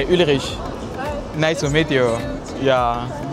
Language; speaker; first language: English; non-native, learner; French